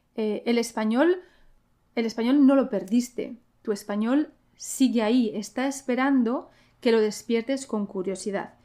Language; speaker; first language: Spanish; early bilingual, heritage; Spanish